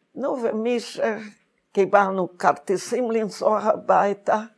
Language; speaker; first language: Hebrew; non-native, fluent; Hungarian